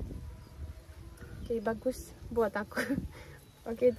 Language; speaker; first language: Indonesian; non-native, fluent; Russian